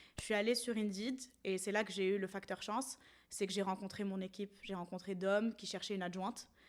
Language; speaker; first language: French; non-native, local second language; Arabic